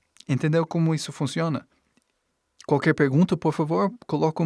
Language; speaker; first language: Portuguese; non-native, fluent; English